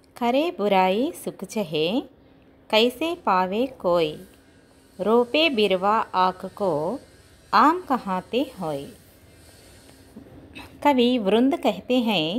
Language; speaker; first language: Hindi; non-native, local second language; Telugu